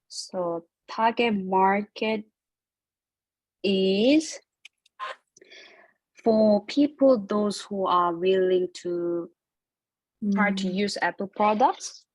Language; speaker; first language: English; non-native, learner; Korean